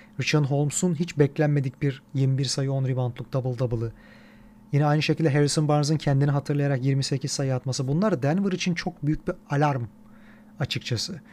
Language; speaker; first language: Turkish; native; Turkish